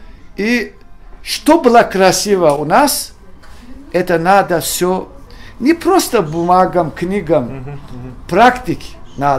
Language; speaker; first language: Russian; non-native, learner; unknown